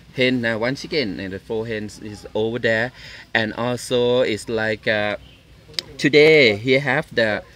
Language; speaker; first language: English; non-native, learner; Thai